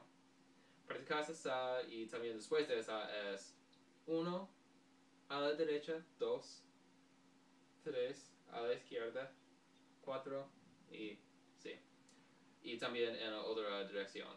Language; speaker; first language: Spanish; non-native, learner; English